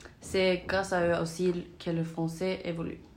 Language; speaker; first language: French; non-native, learner; Norwegian